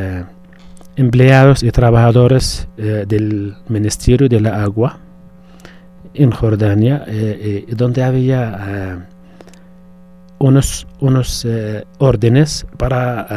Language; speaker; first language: Spanish; non-native, fluent; Arabic